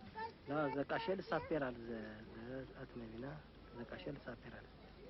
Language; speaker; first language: Hebrew; non-native, learner; Amharic